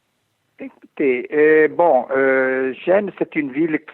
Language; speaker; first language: French; non-native, fluent; Italian